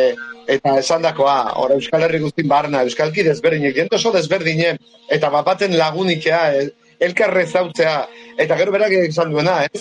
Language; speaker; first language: Basque; native; Basque